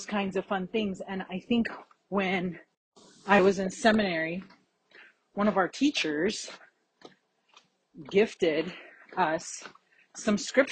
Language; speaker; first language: English; native; English